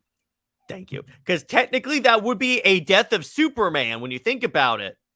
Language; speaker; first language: English; native; English